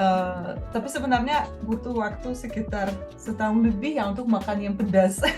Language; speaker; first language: Indonesian; non-native, fluent; Russian